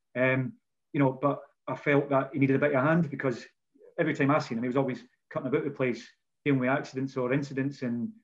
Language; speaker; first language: English; native; English